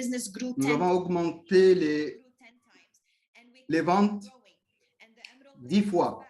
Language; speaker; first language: French; non-native, local second language; Arabic